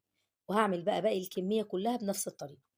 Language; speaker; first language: Arabic; native; Arabic